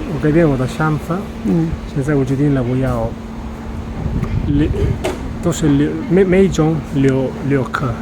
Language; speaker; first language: Chinese; non-native, fluent; Italian